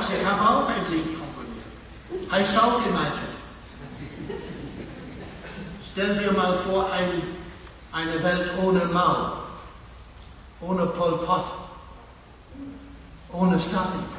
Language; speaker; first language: German; non-native, fluent; English